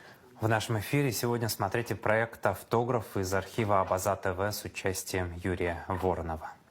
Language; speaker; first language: Russian; native; Russian